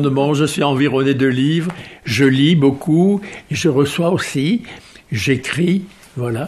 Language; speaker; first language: French; native; French